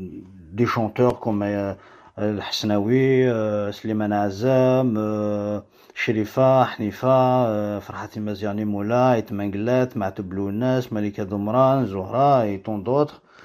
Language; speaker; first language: French; non-native, local second language; Kabyle